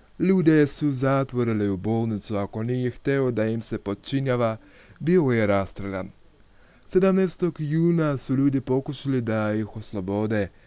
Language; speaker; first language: Croatian; non-native, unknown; Russian